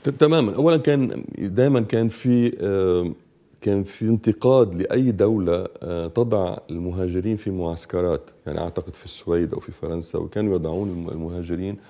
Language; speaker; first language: Arabic; native; Arabic